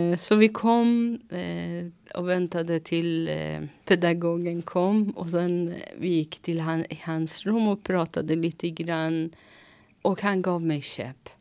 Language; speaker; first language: Swedish; non-native, fluent; Persian